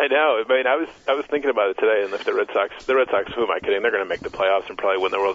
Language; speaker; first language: English; native; English